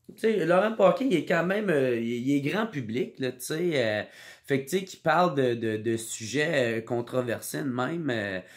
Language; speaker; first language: French; native; French